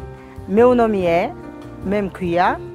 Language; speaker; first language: Portuguese; non-native, fluent; Georgian